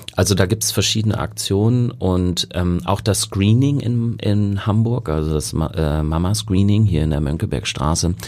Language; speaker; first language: German; native; German